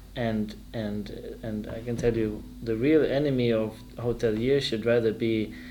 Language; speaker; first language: English; non-native, fluent; Swedish